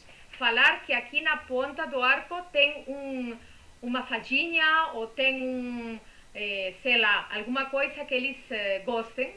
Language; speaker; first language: Portuguese; non-native, fluent; Spanish